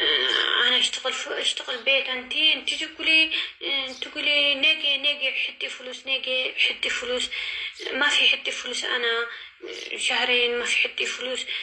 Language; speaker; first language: Arabic; non-native, learner; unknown